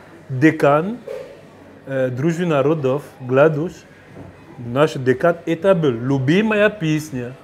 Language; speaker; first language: Russian; non-native, fluent; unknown